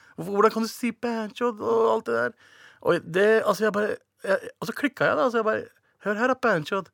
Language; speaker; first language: Norwegian; early bilingual, other home language; Urdu